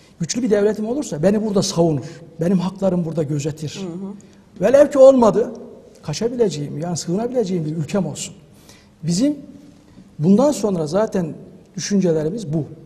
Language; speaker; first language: Turkish; native; Turkish